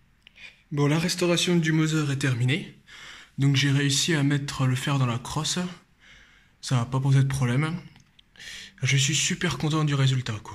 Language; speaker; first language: French; native; French